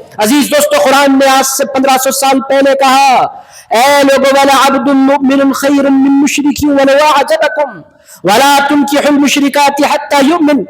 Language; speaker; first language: Urdu; native; Urdu